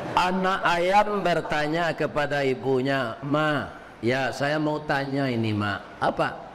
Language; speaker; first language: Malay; non-native, local second language; Minangkabau